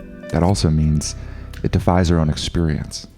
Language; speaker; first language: English; native; English